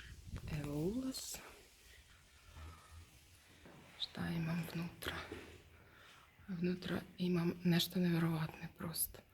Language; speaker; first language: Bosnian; non-native, learner; Russian